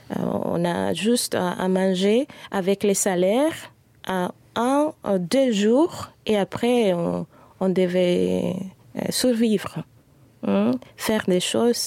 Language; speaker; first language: French; non-native, fluent; Spanish